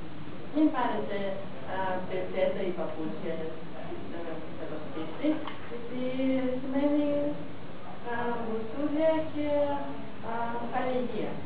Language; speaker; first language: Greek; non-native, learner; Russian